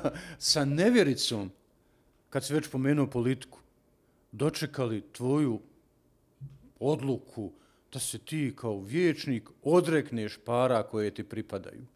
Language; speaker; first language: Serbian; native; Serbian